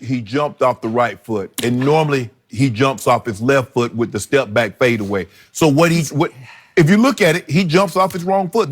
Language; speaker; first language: English; native; English